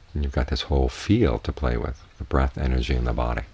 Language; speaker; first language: English; native; English